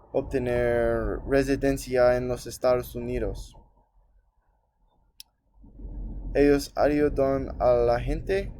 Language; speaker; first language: Spanish; non-native, learner; English